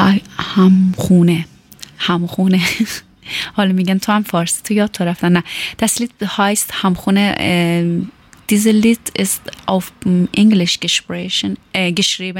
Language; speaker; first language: German; non-native, learner; Persian